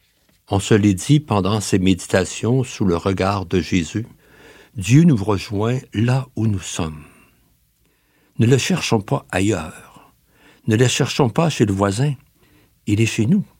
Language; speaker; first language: French; native; French